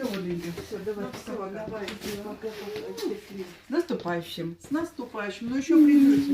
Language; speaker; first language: Russian; native; Russian